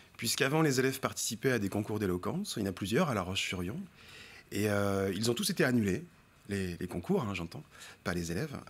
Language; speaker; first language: French; native; French